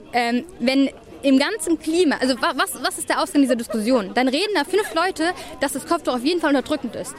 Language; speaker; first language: German; native; German